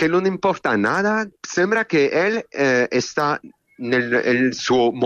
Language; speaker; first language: Spanish; non-native, learner; French